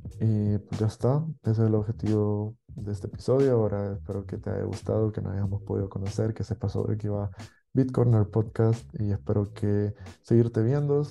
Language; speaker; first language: Spanish; native; Spanish